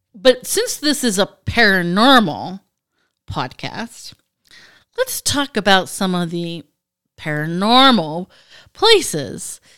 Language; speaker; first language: English; native; English